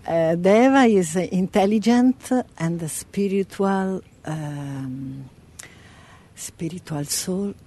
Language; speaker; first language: English; non-native, learner; Italian